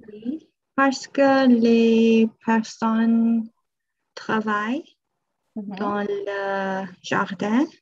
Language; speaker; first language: French; non-native, learner; English